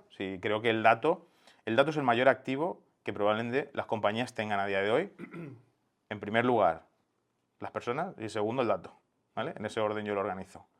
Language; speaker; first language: Spanish; native; Spanish